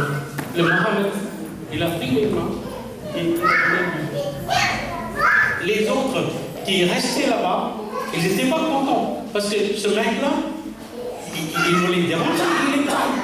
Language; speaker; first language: French; non-native, fluent; Tamil